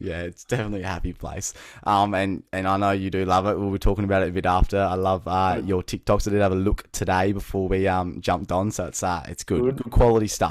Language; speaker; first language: English; native; English